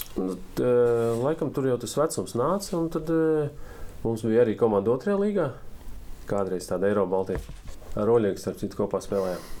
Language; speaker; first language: Latvian; native; Latvian